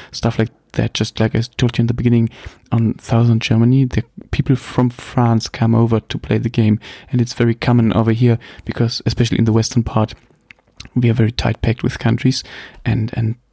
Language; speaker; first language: English; non-native, fluent; German